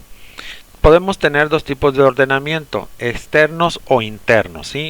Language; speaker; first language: Spanish; native; Spanish